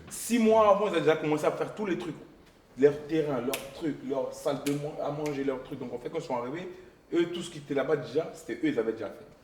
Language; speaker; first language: French; early bilingual, other home language; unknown